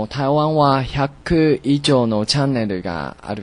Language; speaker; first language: Japanese; non-native, learner; Chinese